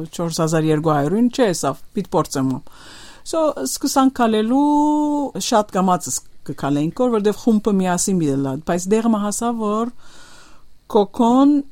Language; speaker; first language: Armenian; early bilingual, heritage; Armenian